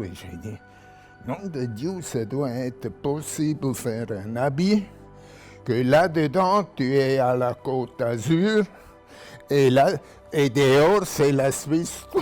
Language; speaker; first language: French; non-native, local second language; German